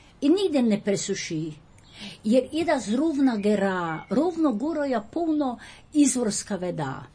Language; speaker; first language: Croatian; native; Croatian